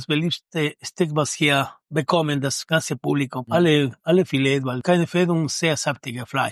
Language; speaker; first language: German; non-native, learner; Spanish